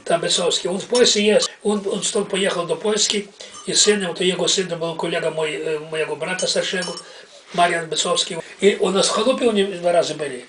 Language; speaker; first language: Polish; early bilingual, heritage; Polish